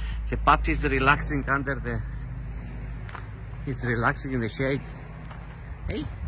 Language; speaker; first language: English; non-native, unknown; Greek